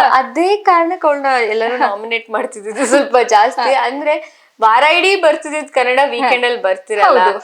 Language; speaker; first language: Kannada; native; Kannada